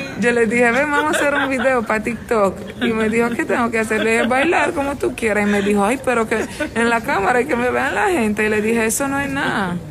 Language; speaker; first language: Spanish; non-native, fluent; Romanian